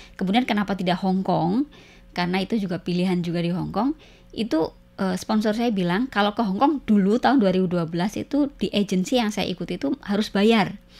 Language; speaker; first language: Indonesian; native; Indonesian